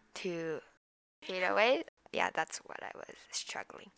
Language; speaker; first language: English; non-native, fluent; Japanese